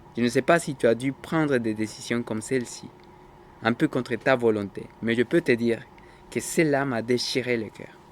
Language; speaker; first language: French; non-native, fluent; Spanish